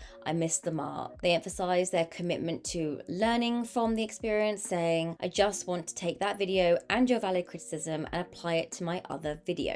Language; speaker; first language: English; native; English